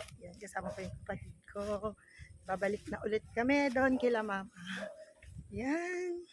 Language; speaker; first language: Filipino; non-native, local second language; Bikol